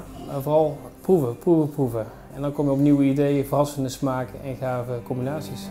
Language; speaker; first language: Dutch; native; Dutch